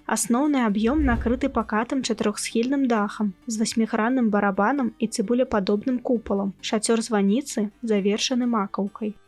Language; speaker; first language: Belarusian; native; Belarusian